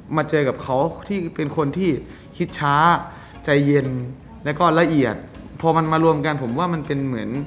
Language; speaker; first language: Thai; native; Thai